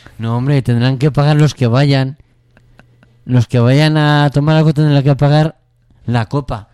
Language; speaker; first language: Spanish; native; Spanish